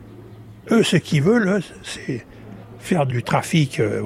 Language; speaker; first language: French; native; French